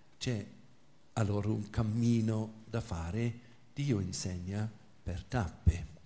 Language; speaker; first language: Italian; non-native, fluent; English